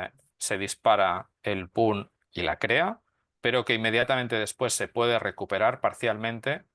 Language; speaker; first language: Spanish; native; Spanish